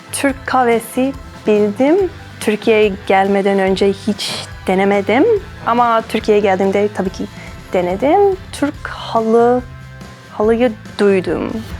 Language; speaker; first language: Turkish; non-native, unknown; English